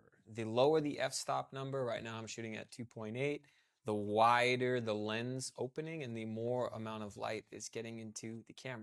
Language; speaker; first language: English; native; English